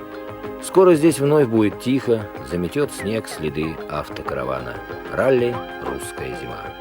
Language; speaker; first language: Russian; native; Russian